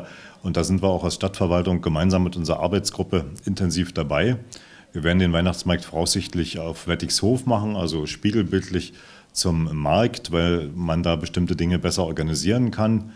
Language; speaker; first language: German; native; German